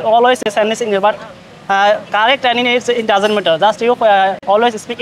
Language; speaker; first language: English; non-native, learner; Bangla